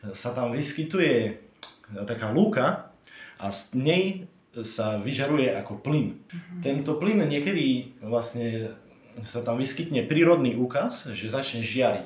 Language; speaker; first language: Slovak; native; Slovak